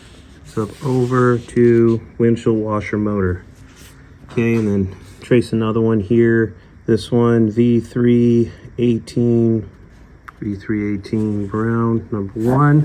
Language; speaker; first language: English; native; English